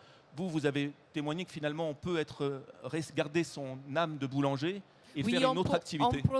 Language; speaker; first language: French; native; French